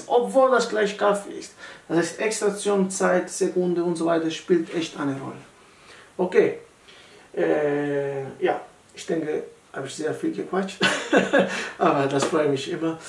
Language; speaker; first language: German; non-native, learner; Italian